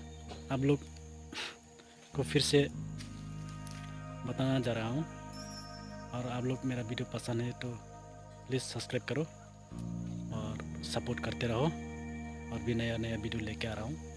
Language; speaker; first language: Hindi; non-native, learner; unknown